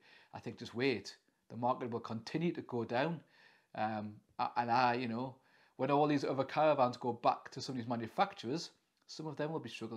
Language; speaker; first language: English; native; English